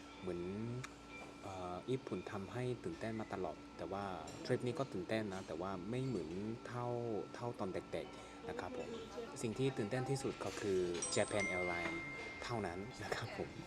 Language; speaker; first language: Thai; non-native, fluent; Korean